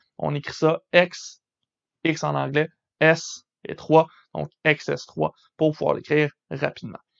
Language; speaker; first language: French; native; French